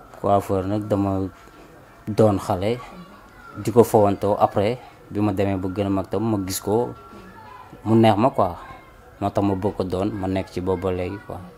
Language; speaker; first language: Wolof; native; Wolof